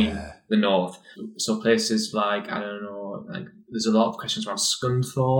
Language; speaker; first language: English; native; English